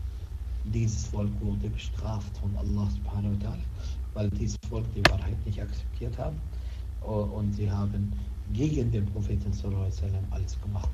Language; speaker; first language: German; non-native, fluent; Arabic